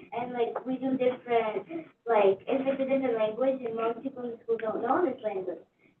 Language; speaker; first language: English; early bilingual, other home language; Turkish